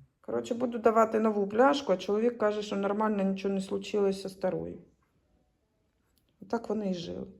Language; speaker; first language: Ukrainian; native; Ukrainian